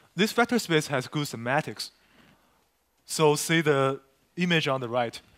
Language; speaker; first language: English; non-native, fluent; Chinese